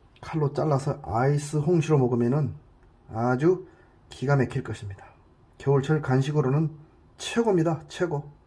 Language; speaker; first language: Korean; native; Korean